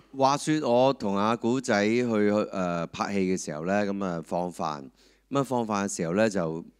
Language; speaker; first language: Cantonese; native; Cantonese